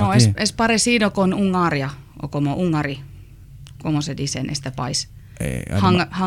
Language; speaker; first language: Spanish; non-native, learner; Finnish